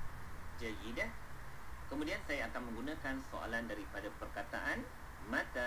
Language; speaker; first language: Malay; native; Malay